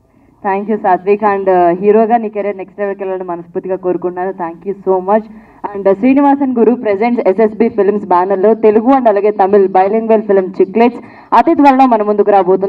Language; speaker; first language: Telugu; native; Telugu